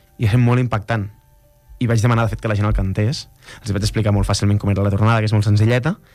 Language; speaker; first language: Catalan; native; Catalan